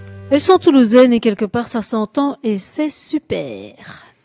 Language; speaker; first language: French; native; French